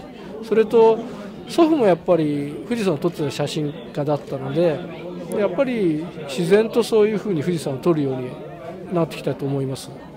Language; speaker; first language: Japanese; native; Japanese